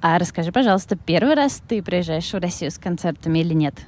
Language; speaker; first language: Russian; native; Russian